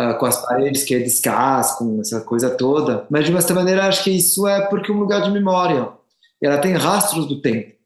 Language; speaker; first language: Portuguese; non-native, fluent; French